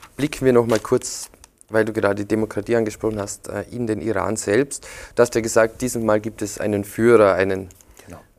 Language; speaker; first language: German; native; German